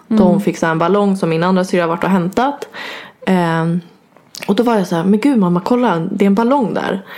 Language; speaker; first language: Swedish; native; Swedish